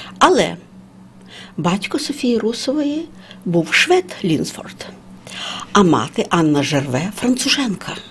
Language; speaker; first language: Ukrainian; native; Ukrainian